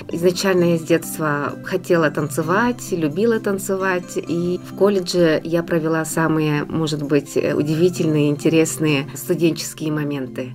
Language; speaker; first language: Russian; non-native, local second language; Yakut